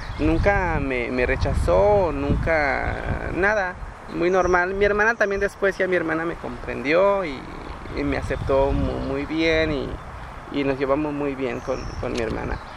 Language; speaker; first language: Spanish; native; Spanish